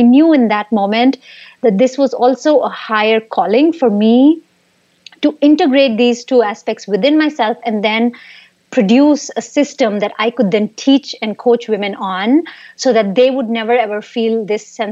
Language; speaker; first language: English; non-native, local second language; Hindi